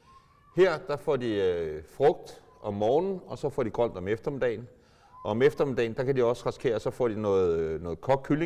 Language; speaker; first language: Danish; native; Danish